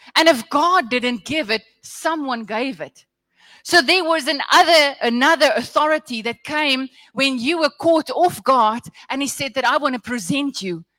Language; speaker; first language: English; non-native, local second language; Afrikaans